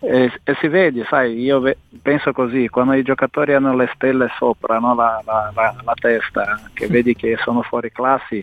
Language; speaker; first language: Italian; non-native, fluent; Portuguese